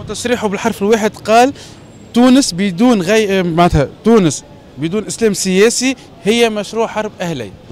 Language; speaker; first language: Arabic; native; Arabic